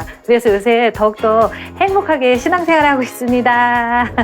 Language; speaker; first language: Korean; native; Korean